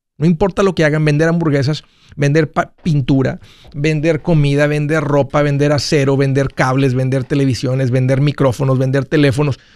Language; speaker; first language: Spanish; early bilingual, heritage; Spanish